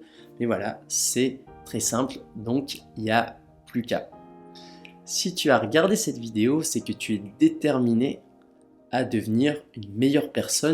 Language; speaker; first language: French; native; French